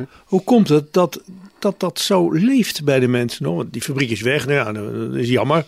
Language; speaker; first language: Dutch; native; Dutch